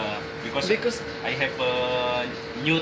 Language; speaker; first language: English; non-native, learner; Indonesian